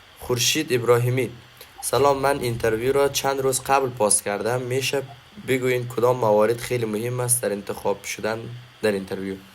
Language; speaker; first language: Persian; native; Persian